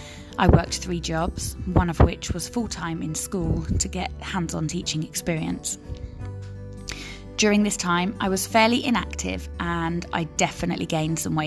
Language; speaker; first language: English; native; English